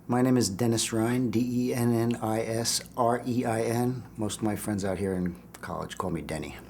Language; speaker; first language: English; native; English